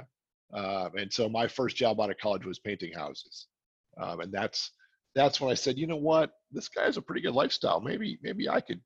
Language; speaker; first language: English; native; English